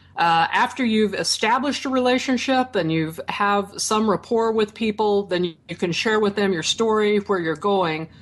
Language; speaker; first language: English; native; English